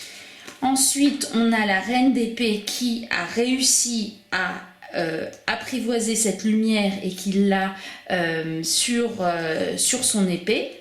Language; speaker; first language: French; native; French